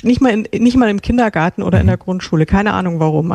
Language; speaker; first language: German; native; German